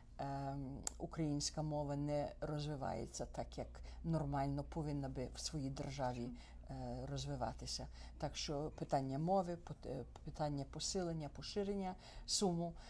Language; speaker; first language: Ukrainian; early bilingual, heritage; Ukrainian